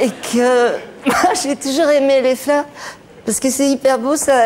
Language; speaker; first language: French; native; French